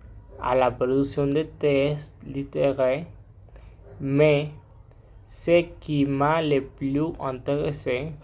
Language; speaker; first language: French; non-native, learner; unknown